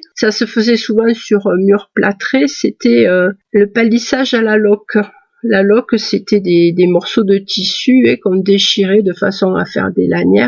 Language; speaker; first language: French; native; French